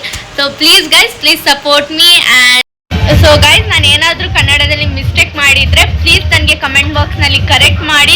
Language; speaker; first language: Kannada; non-native, local second language; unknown